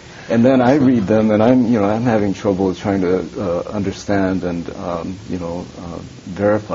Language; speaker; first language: English; early bilingual, other home language; Japanese